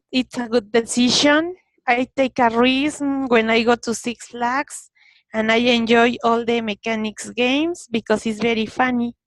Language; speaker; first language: English; non-native, learner; Spanish